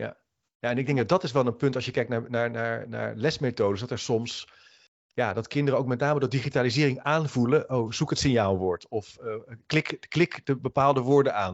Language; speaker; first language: Dutch; native; Dutch